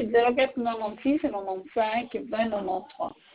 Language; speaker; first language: French; non-native, fluent; Italian